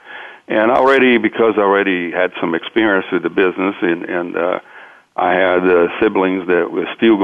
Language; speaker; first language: English; non-native, fluent; Portuguese